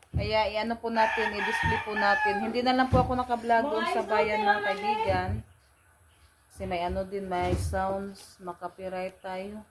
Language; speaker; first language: Filipino; non-native, local second language; Cebuano